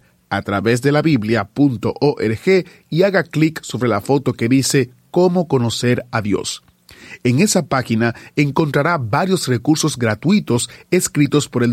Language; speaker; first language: Spanish; native; Spanish